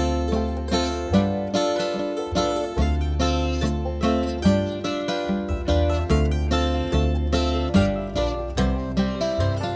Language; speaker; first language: English; native; English